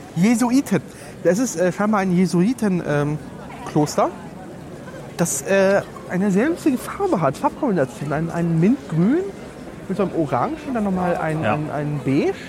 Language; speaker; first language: German; early bilingual, other home language; Polish